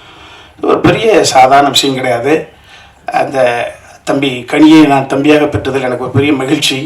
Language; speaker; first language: Tamil; native; Tamil